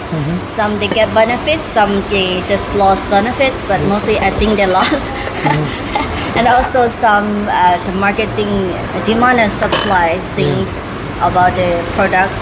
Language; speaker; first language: English; non-native, learner; Thai